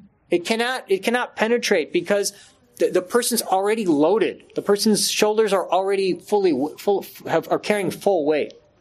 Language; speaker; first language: English; native; English